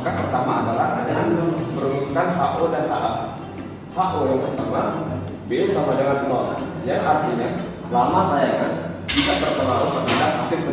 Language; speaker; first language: Indonesian; native; Indonesian